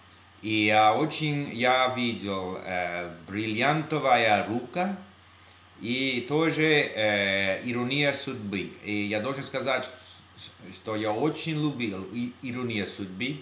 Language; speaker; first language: Russian; non-native, learner; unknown